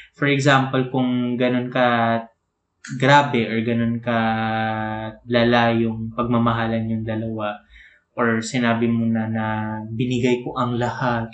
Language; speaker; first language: Filipino; native; Filipino